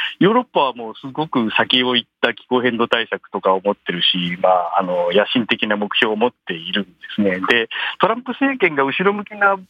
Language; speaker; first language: Japanese; native; Japanese